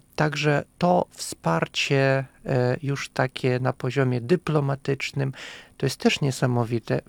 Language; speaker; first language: Polish; non-native, fluent; Russian